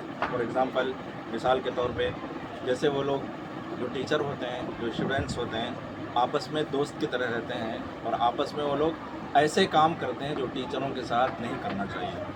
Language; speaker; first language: Urdu; native; Urdu